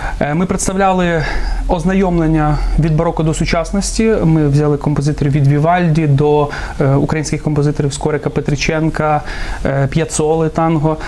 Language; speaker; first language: Ukrainian; non-native, local second language; Russian